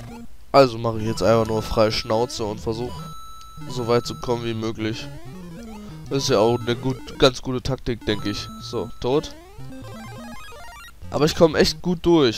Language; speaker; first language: German; native; German